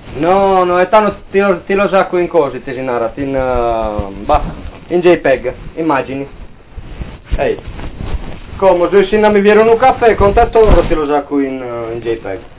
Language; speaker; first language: Italian; native; Italian